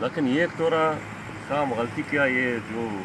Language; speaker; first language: Hindi; non-native, learner; Arabic